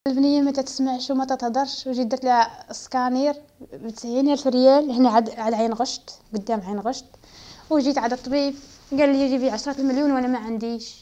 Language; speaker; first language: Arabic; native; Arabic